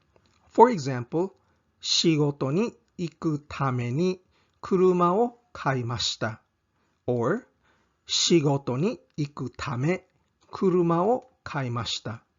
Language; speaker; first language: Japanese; non-native, fluent; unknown